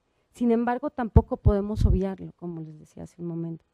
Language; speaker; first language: Spanish; native; Spanish